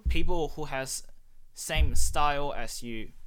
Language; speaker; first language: English; non-native, fluent; Chinese